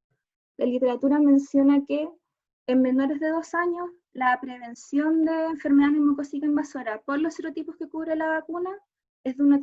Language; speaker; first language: Spanish; native; Spanish